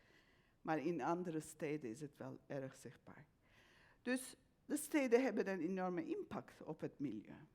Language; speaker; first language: Dutch; non-native, fluent; Turkish